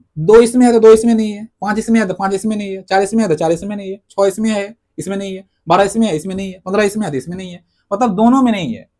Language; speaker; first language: Hindi; native; Hindi